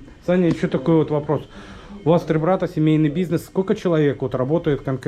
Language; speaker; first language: Russian; native; Russian